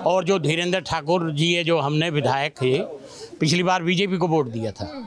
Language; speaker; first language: Hindi; native; Hindi